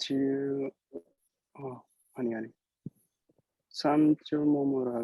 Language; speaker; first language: Korean; non-native, learner; Indonesian